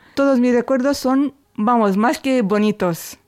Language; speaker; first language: Spanish; non-native, fluent; Romanian